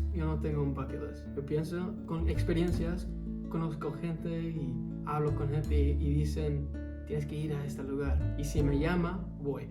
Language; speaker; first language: Spanish; early bilingual, heritage; Spanish